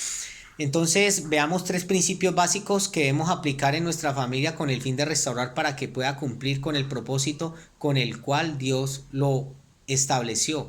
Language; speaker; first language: Spanish; native; Spanish